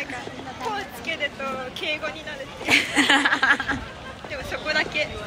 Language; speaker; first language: Japanese; native; Japanese